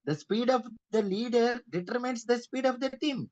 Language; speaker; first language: English; non-native, local second language; Tamil